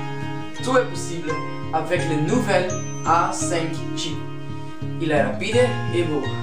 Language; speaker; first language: French; non-native, learner; English